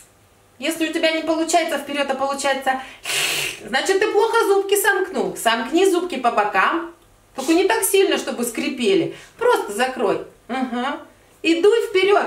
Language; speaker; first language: Russian; native; Russian